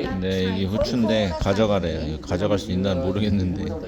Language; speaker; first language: Korean; native; Korean